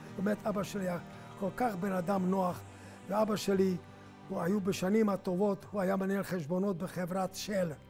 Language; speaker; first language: Hebrew; non-native, fluent; Hungarian